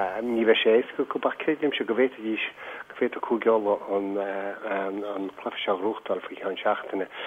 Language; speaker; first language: Irish; native; Irish